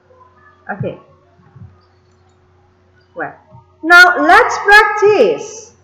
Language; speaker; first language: English; non-native, fluent; Indonesian